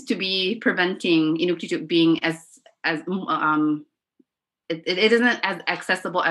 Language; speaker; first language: English; non-native, fluent; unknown